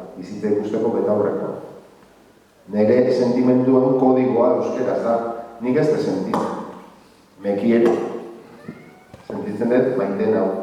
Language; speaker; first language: Basque; non-native, local second language; Spanish